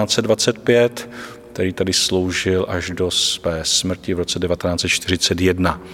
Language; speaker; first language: Czech; native; Czech